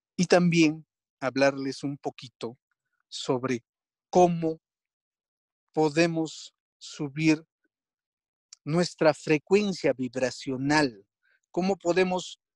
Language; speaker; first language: Spanish; non-native, local second language; Quechua